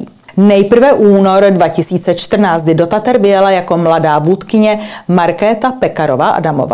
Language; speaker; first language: Czech; native; Czech